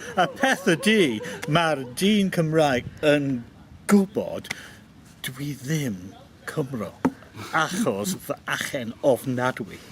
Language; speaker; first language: Welsh; non-native, fluent; English